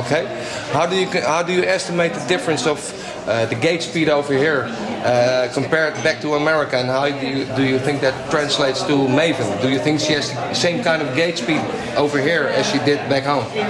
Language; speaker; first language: English; non-native, fluent; Dutch